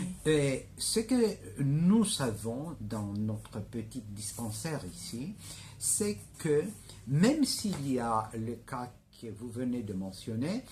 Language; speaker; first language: French; non-native, fluent; Greek